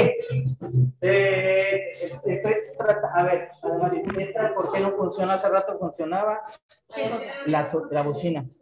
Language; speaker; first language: Spanish; non-native, fluent; English